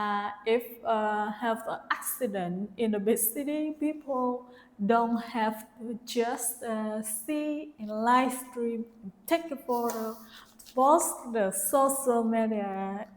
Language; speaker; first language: English; non-native, learner; Vietnamese